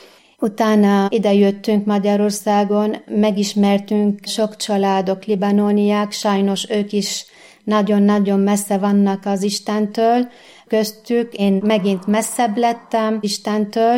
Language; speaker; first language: Hungarian; non-native, fluent; Arabic